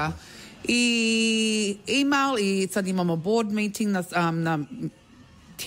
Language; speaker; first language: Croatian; early bilingual, heritage; English